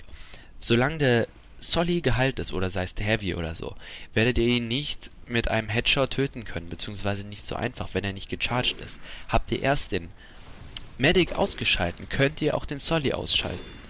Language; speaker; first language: German; native; German